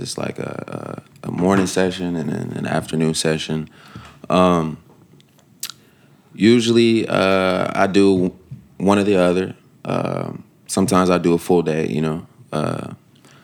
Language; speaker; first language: English; native; English